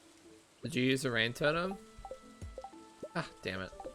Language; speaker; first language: English; native; English